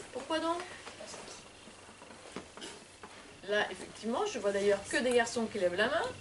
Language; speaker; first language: French; native; French